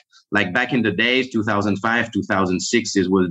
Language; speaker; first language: English; non-native, fluent; French